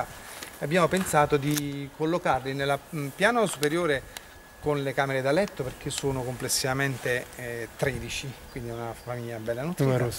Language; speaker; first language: Italian; native; Italian